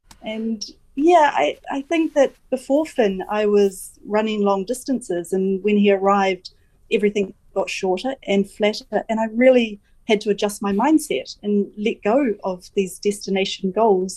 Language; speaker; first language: English; native; English